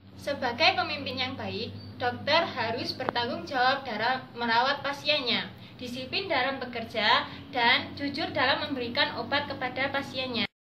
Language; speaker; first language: Indonesian; native; Indonesian